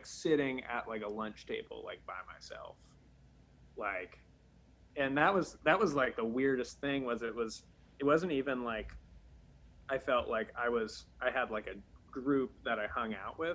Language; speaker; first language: English; native; English